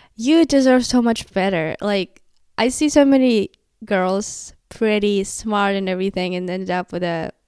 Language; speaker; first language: English; non-native, fluent; Kazakh